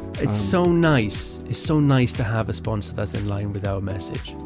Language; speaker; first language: English; native; English